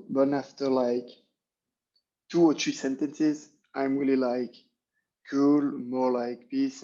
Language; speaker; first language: English; non-native, learner; French